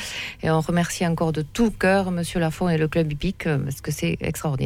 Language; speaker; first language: French; native; French